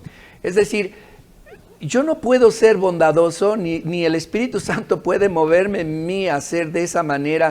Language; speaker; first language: Spanish; native; Spanish